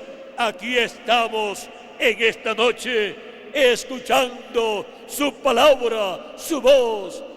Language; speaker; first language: Spanish; native; Spanish